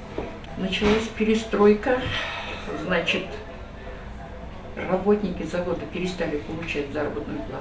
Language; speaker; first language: Russian; native; Russian